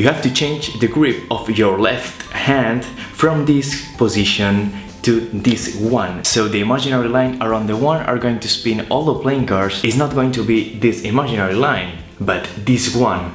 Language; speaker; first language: English; non-native, fluent; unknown